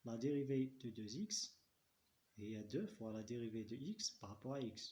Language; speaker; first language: French; non-native, local second language; Arabic